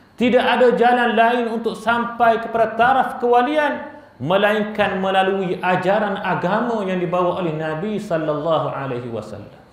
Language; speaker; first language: Malay; native; Malay